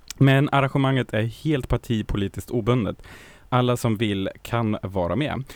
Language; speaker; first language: Swedish; non-native, fluent; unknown